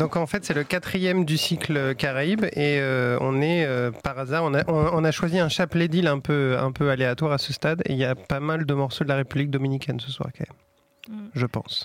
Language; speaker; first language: French; native; French